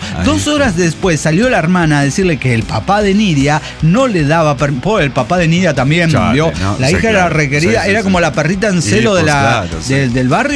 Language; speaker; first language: Spanish; native; Spanish